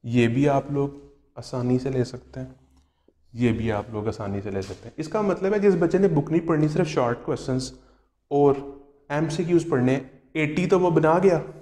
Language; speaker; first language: Urdu; non-native, local second language; Punjabi